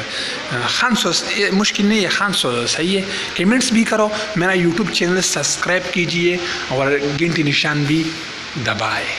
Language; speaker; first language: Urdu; non-native, local second language; Pashto